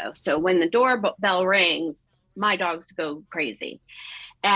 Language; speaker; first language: English; native; English